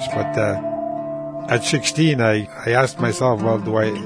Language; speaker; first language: English; non-native, fluent; Cree